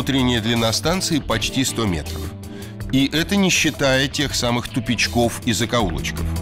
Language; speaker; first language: Russian; native; Russian